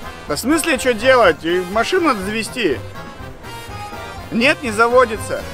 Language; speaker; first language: Russian; native; Russian